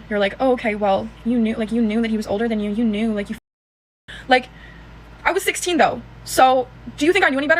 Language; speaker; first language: English; native; English